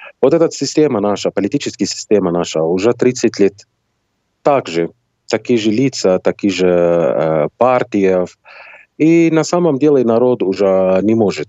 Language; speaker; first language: Russian; non-native, fluent; Arabic